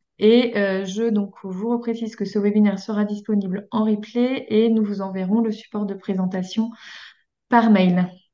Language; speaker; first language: French; native; French